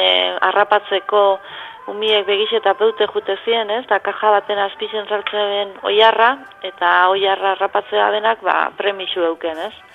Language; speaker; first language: Basque; native; Basque